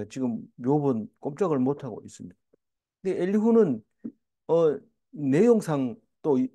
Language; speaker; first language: Korean; native; Korean